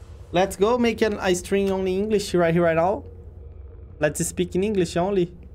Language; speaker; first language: English; non-native, learner; Portuguese